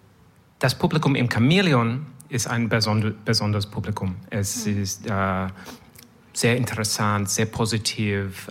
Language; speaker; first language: German; non-native, learner; English